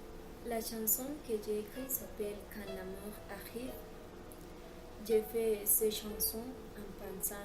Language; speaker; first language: French; non-native, learner; Spanish